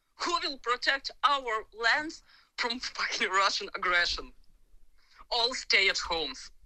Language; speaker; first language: English; non-native, learner; Ukrainian